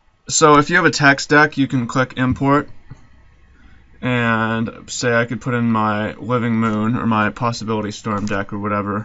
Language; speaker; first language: English; native; English